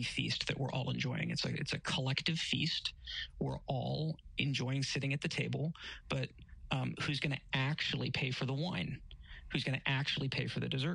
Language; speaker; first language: English; native; English